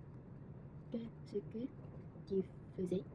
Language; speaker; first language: French; non-native, learner; Korean